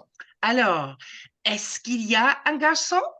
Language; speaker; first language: French; non-native, fluent; English